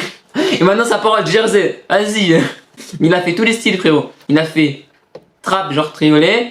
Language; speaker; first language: French; native; French